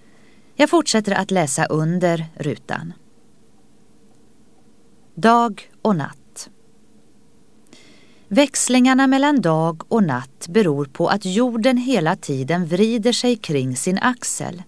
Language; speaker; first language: Swedish; native; Swedish